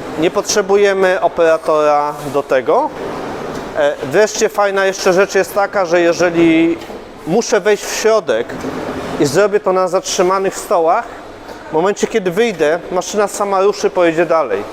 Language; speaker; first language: Polish; native; Polish